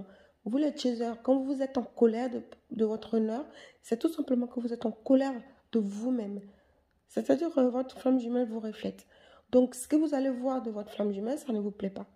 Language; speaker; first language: French; native; French